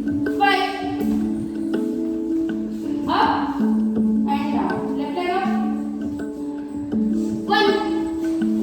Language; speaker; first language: English; non-native, local second language; Kannada